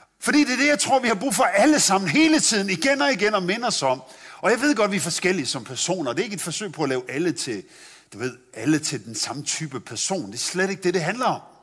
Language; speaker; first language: Danish; native; Danish